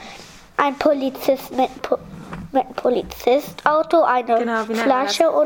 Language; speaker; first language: German; early bilingual, other home language; Polish